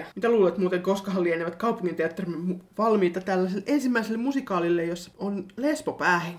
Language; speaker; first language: Finnish; native; Finnish